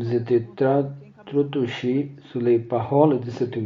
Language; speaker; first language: French; non-native, learner; Portuguese